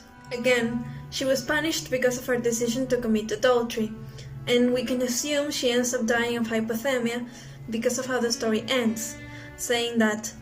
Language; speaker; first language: English; non-native, fluent; Spanish